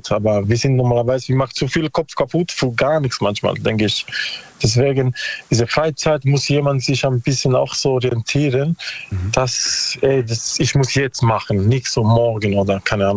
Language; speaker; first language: German; non-native, learner; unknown